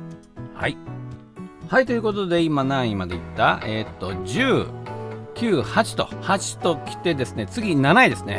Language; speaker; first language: Japanese; native; Japanese